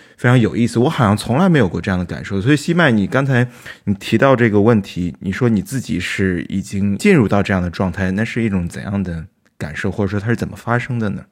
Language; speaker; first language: Chinese; native; Chinese